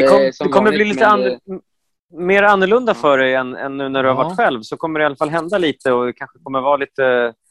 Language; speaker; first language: Swedish; native; Swedish